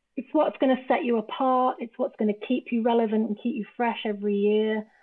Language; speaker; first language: English; native; English